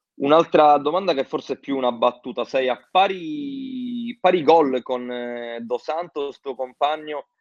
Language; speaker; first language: Italian; native; Italian